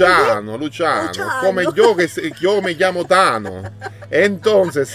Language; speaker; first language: Spanish; non-native, learner; Italian